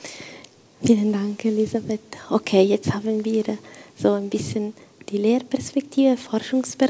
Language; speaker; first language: German; non-native, fluent; Italian